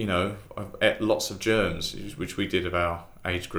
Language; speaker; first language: English; native; English